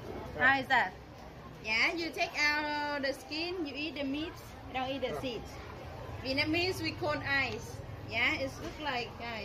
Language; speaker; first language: English; non-native, learner; Vietnamese